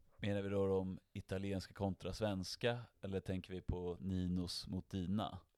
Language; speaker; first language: Swedish; native; Swedish